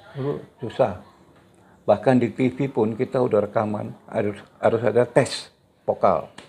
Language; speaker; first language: Indonesian; native; Indonesian